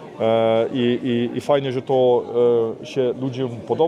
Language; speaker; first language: Polish; early bilingual, heritage; Polish